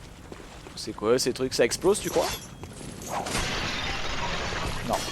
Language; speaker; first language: French; native; French